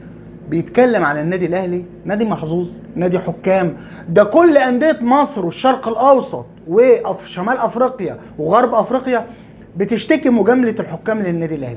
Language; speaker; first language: Arabic; native; Arabic